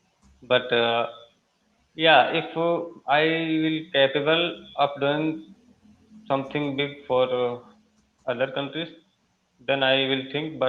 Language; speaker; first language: English; non-native, learner; Hindi